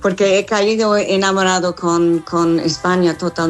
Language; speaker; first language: Spanish; non-native, learner; English